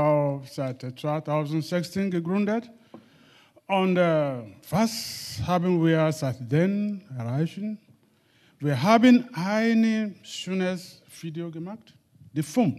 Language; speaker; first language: German; non-native, learner; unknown